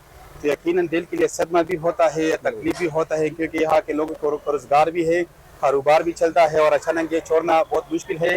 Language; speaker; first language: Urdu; early bilingual, other home language; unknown